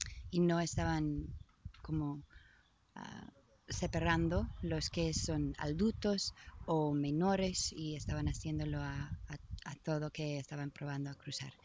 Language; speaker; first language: Spanish; non-native, learner; English